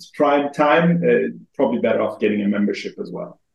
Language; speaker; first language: English; non-native, fluent; Persian